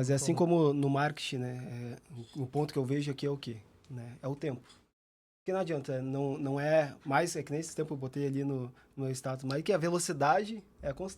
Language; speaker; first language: Portuguese; native; Portuguese